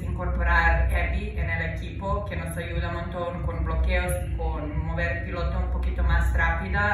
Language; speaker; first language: Spanish; non-native, fluent; Serbian